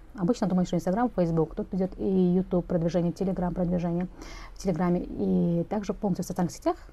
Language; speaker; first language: Russian; non-native, local second language; Kazakh